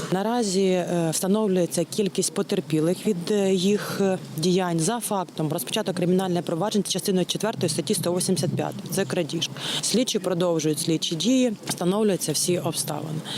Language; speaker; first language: Ukrainian; native; Ukrainian